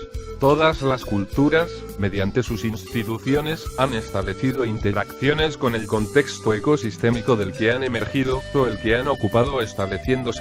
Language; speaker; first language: Spanish; native; Spanish